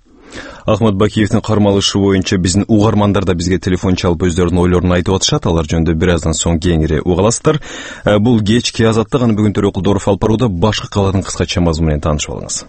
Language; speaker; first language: Kyrgyz; native; Kyrgyz